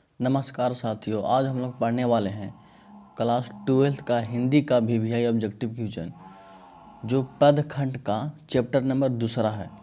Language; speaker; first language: Hindi; native; Hindi